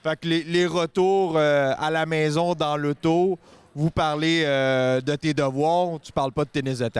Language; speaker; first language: French; native; French